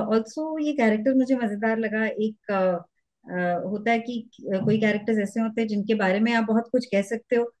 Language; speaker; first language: Hindi; native; Hindi